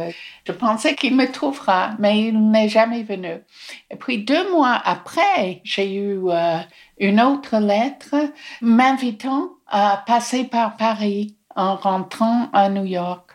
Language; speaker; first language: French; non-native, fluent; English